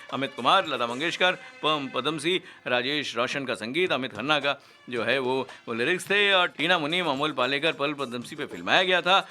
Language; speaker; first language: Hindi; native; Hindi